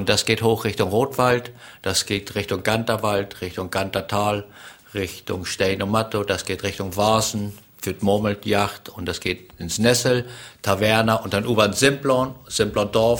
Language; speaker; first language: German; native; German